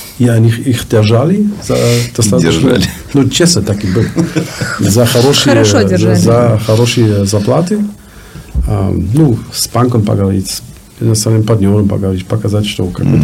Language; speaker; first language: Russian; non-native, learner; German